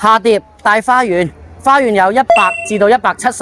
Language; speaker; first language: Cantonese; native; Cantonese